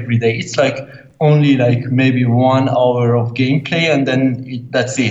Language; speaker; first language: English; non-native, fluent; Persian